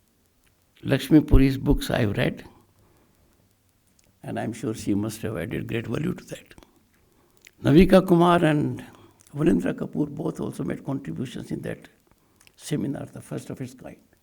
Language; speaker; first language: English; non-native, local second language; Hindi